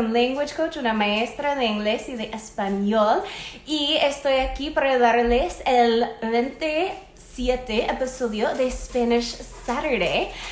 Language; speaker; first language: Spanish; non-native, fluent; English